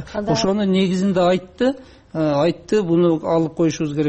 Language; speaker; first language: Kyrgyz; native; Kyrgyz